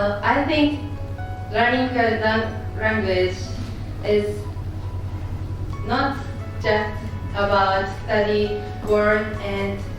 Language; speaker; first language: English; non-native, learner; Japanese